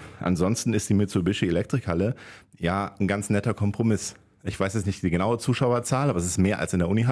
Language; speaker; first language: German; native; German